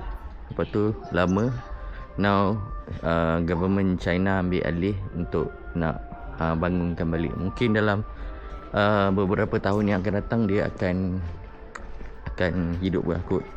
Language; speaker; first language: Malay; native; Malay